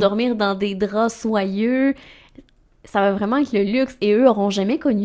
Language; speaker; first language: French; native; French